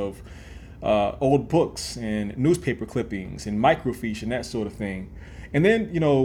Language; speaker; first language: English; native; English